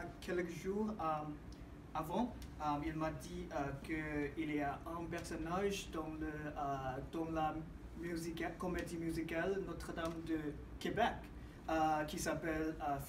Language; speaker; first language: French; non-native, learner; English